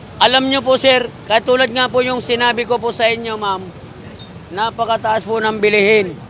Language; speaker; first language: Filipino; native; Filipino